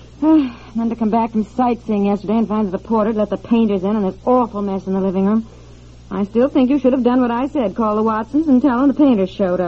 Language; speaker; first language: English; native; English